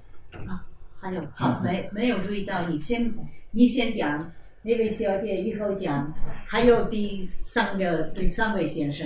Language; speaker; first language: Chinese; non-native, fluent; Czech